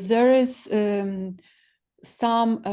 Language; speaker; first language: English; non-native, learner; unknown